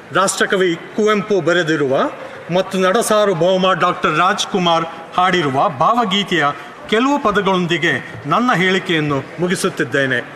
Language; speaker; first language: Kannada; native; Kannada